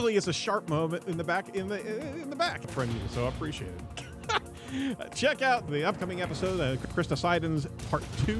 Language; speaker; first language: English; native; English